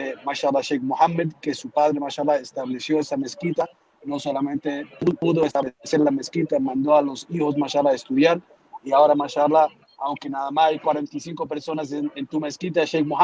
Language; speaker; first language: Spanish; early bilingual, heritage; Spanish